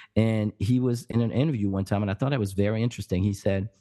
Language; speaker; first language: English; non-native, fluent; French